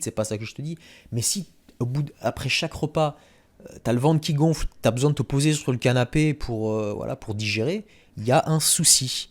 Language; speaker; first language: French; native; French